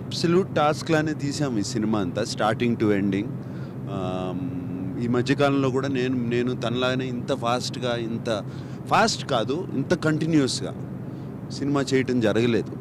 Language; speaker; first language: Telugu; native; Telugu